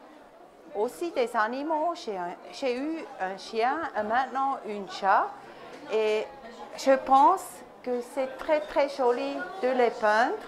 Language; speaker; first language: French; non-native, learner; German